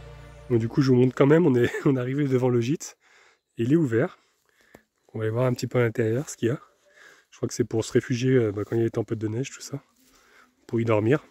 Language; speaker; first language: French; native; French